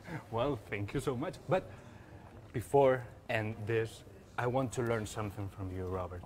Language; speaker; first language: English; non-native, fluent; Catalan